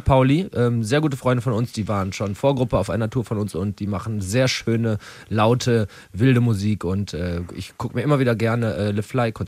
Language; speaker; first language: German; native; German